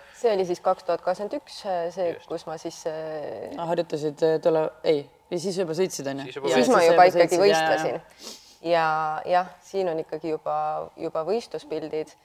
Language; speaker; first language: Estonian; native; Estonian